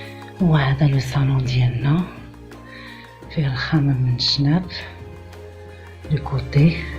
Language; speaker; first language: Arabic; native; Arabic